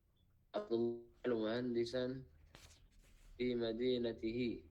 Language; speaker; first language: Arabic; non-native, fluent; Indonesian